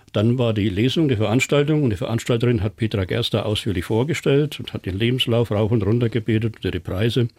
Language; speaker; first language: German; native; German